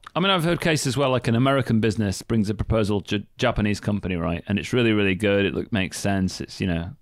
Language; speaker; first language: English; native; English